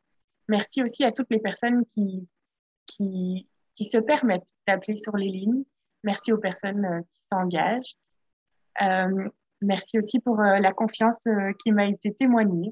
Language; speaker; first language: French; native; French